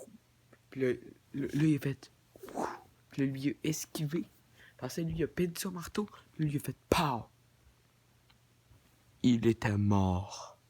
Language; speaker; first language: French; native; French